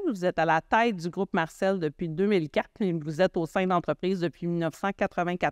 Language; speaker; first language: French; native; French